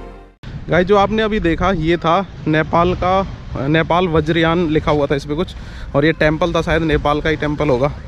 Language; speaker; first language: Hindi; native; Hindi